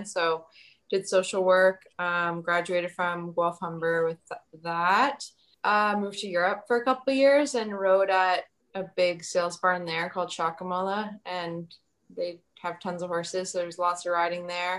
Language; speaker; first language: English; native; English